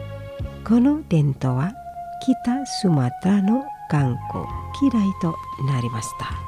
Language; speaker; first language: Japanese; non-native, fluent; Indonesian